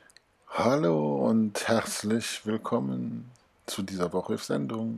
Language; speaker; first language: German; native; German